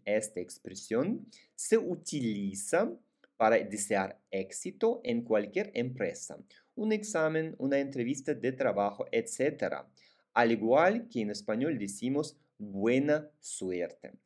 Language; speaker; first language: Spanish; non-native, fluent; Russian